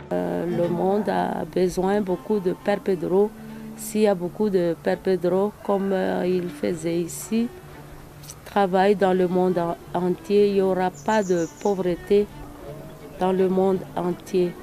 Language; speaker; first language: French; non-native, local second language; Malagasy